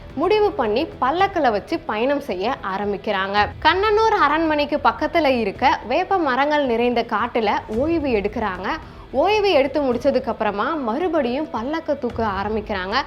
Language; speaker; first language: Tamil; native; Tamil